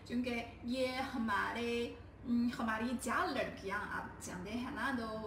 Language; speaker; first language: Hindi; non-native, learner; Chinese